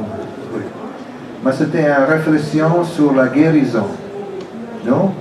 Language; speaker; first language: French; non-native, fluent; Italian